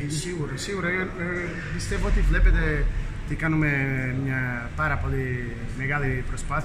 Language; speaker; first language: Greek; non-native, fluent; Portuguese